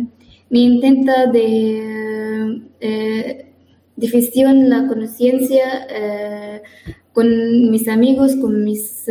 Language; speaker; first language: Spanish; non-native, learner; Arabic